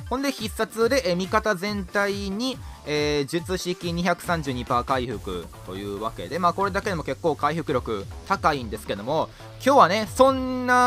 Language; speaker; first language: Japanese; native; Japanese